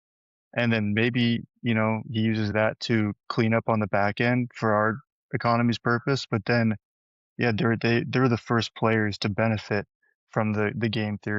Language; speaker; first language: English; native; English